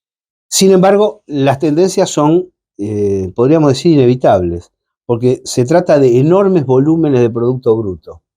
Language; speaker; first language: Spanish; native; Spanish